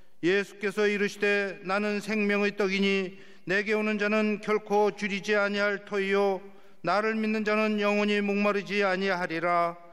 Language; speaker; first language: Korean; native; Korean